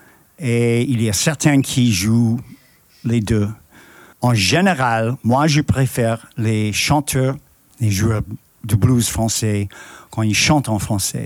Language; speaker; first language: French; non-native, fluent; English